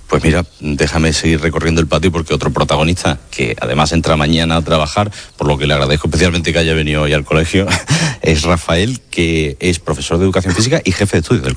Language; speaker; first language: Spanish; native; Spanish